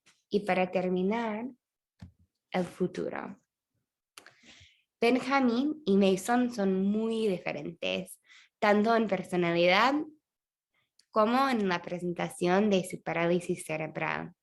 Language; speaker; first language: Spanish; non-native, fluent; English